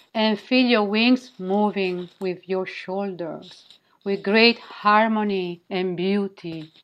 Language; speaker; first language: English; non-native, learner; Italian